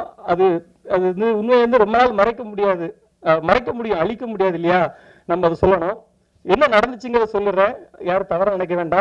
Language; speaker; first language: Tamil; native; Tamil